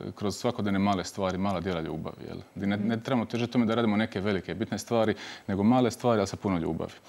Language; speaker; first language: Croatian; native; Croatian